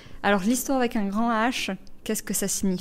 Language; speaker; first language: French; native; French